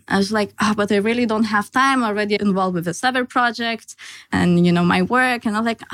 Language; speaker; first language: English; non-native, fluent; Lithuanian